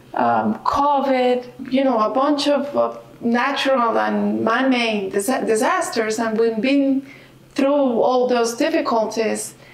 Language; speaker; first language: English; non-native, fluent; Spanish